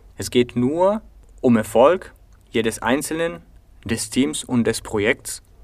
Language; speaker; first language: German; non-native, fluent; Bulgarian